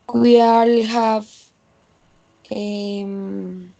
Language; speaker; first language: English; non-native, learner; Spanish